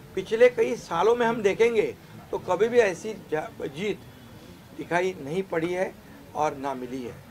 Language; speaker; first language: Hindi; non-native, local second language; Marathi